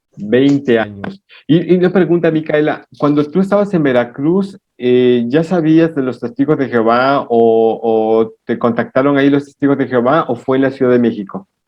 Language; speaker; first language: Spanish; native; Spanish